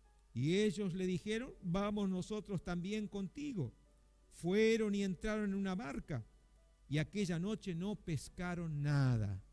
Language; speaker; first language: Spanish; native; Spanish